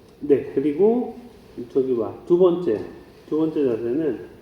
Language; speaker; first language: Korean; native; Korean